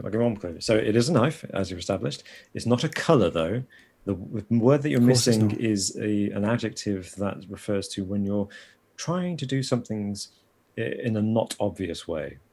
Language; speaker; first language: English; native; English